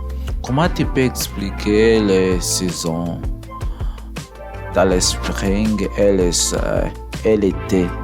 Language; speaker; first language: French; non-native, learner; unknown